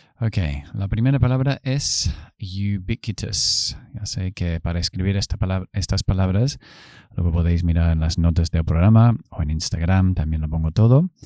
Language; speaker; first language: Spanish; non-native, fluent; English